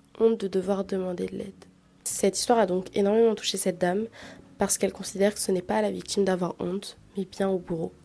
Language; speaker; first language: French; native; French